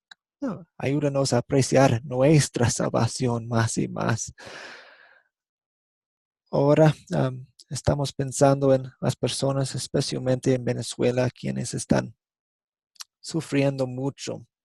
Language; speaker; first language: Spanish; non-native, fluent; English